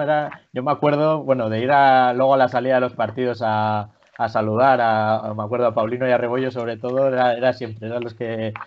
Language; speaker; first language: Spanish; native; Spanish